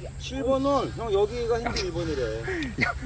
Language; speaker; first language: Korean; native; Korean